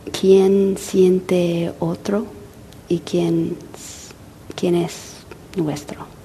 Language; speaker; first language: Spanish; non-native, fluent; English